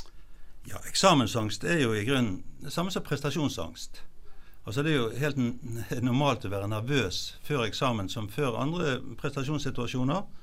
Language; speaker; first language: Norwegian; native; Norwegian